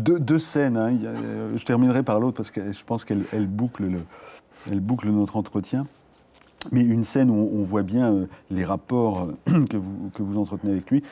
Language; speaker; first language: French; native; French